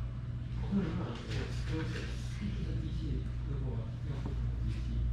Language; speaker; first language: Chinese; non-native, learner; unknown